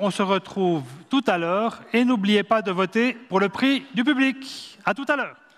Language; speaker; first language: French; native; French